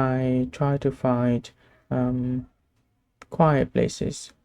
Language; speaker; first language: English; non-native, learner; Vietnamese